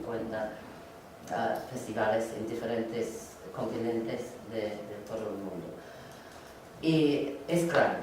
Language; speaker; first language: Spanish; non-native, learner; English